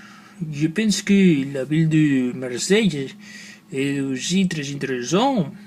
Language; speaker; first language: French; non-native, learner; Spanish